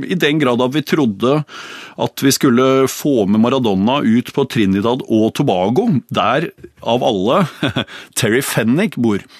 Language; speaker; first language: Norwegian; native; Norwegian